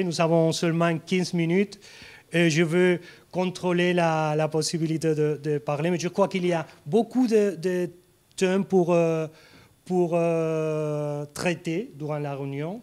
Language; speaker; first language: French; non-native, fluent; Spanish